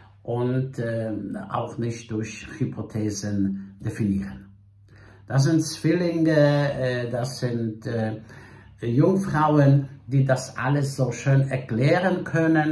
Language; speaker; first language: German; non-native, fluent; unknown